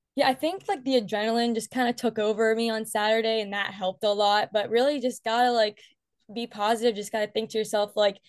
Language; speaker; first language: English; native; English